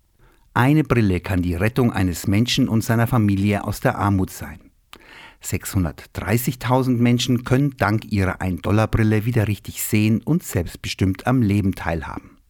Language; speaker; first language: German; native; German